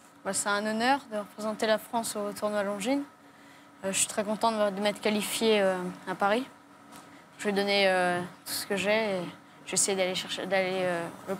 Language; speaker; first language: French; native; French